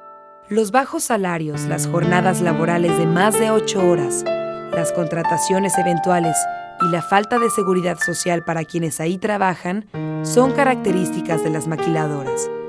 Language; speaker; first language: Spanish; native; Spanish